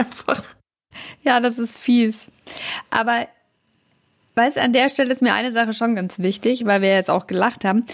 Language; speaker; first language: German; native; German